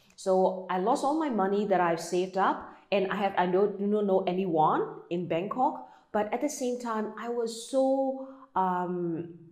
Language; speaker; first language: English; non-native, fluent; Burmese